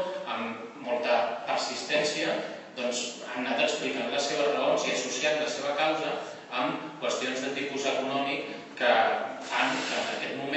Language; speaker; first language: Catalan; native; Catalan